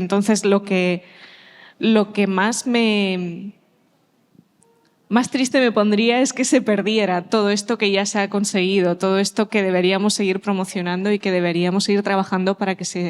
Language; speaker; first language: Spanish; early bilingual, other home language; Ukrainian